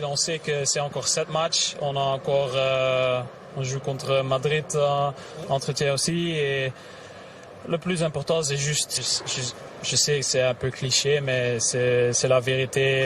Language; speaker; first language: French; non-native, local second language; Dutch